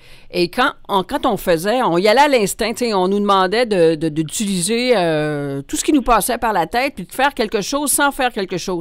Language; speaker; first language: French; native; French